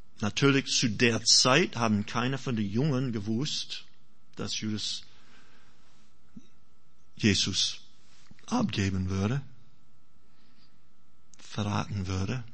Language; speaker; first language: German; non-native, fluent; English